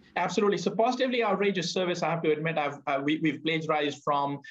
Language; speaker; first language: English; non-native, local second language; Punjabi